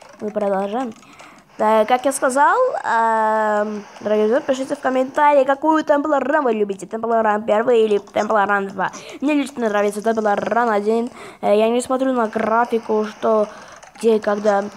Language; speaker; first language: Russian; non-native, fluent; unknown